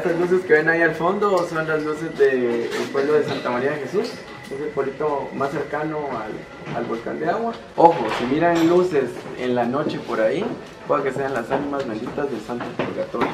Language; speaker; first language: Spanish; native; Spanish